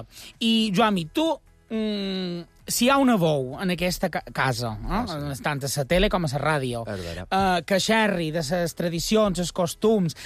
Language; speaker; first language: Catalan; native; Catalan